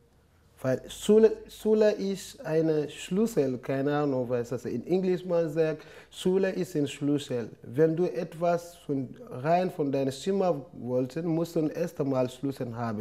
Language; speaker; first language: German; non-native, learner; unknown